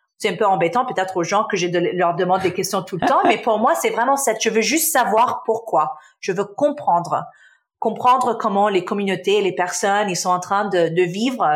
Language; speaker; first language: French; non-native, local second language; Arabic